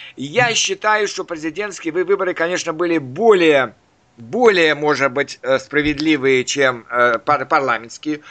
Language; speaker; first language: Russian; native; Russian